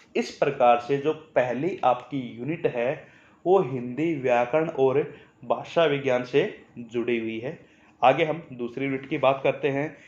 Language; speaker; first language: Hindi; native; Hindi